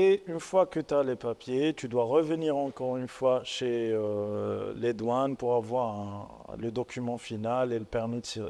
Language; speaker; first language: French; non-native, local second language; Arabic